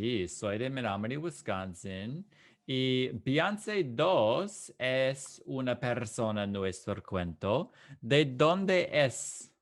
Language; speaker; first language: Spanish; non-native, fluent; English